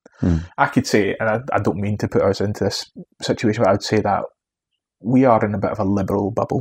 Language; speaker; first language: English; native; English